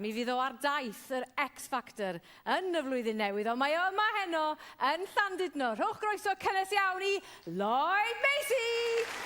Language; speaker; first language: Welsh; native; Welsh